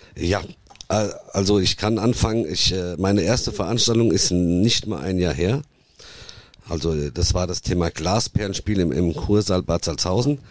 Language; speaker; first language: German; early bilingual, other home language; Italian